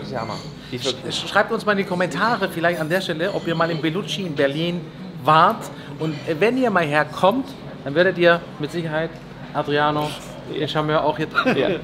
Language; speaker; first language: German; native; German